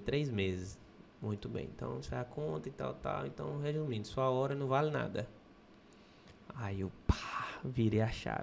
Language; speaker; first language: Portuguese; native; Portuguese